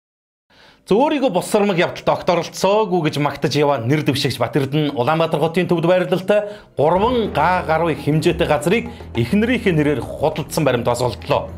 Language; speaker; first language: Mongolian; native; Mongolian